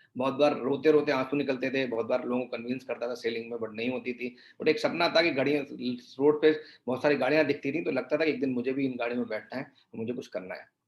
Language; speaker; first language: Hindi; native; Hindi